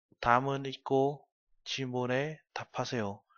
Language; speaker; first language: Korean; non-native, learner; Vietnamese